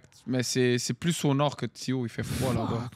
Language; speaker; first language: French; native; French